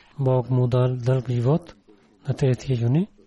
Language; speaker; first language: Bulgarian; non-native, learner; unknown